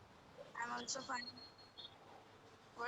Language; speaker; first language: English; non-native, learner; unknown